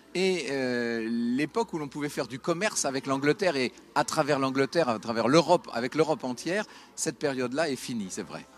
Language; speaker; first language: French; native; French